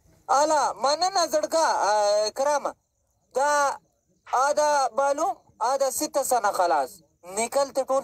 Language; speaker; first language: Arabic; non-native, learner; Pashto